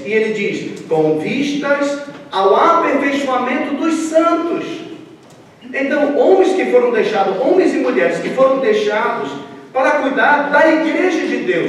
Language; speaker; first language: Portuguese; native; Portuguese